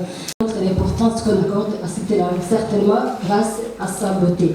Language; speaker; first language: French; non-native, local second language; Rundi